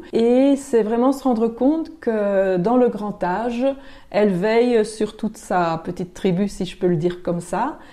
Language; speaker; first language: French; native; French